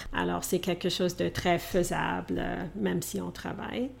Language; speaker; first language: French; non-native, local second language; English